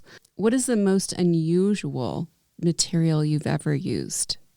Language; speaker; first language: English; native; English